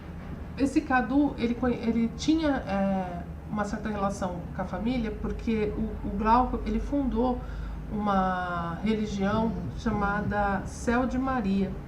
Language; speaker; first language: Portuguese; native; Portuguese